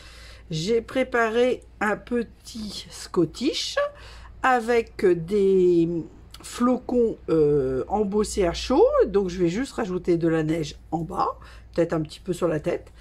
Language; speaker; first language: French; native; French